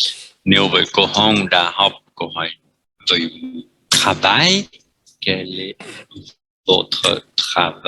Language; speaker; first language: Vietnamese; non-native, fluent; French